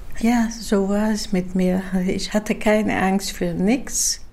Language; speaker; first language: German; non-native, fluent; Dutch